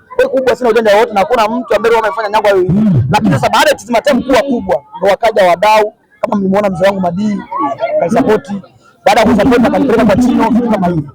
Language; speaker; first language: Swahili; early bilingual, other home language; Bembe